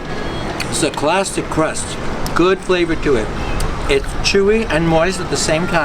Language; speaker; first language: English; native; English